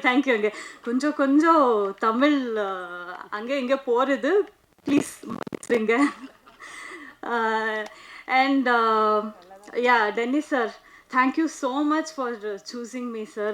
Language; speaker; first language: Tamil; non-native, local second language; Kannada